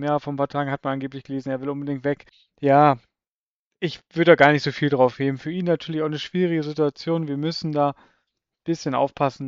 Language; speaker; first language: German; native; German